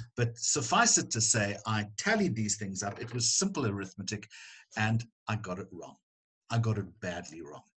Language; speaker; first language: English; native; English